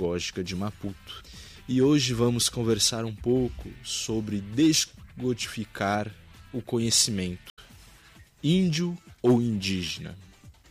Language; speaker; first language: Portuguese; native; Portuguese